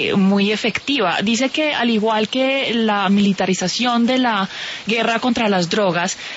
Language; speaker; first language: Spanish; native; Spanish